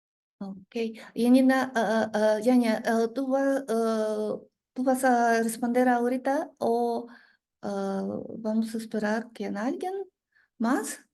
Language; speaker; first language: Spanish; non-native, learner; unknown